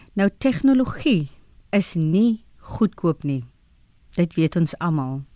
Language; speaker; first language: Afrikaans; native; Afrikaans